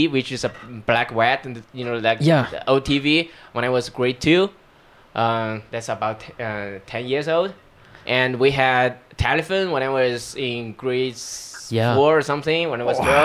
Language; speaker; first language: English; non-native, fluent; Chinese